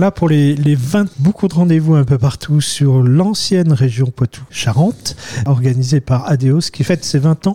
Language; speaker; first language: French; native; French